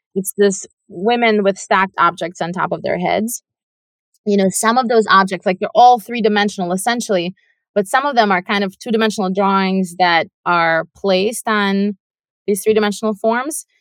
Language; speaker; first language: English; non-native, fluent; Russian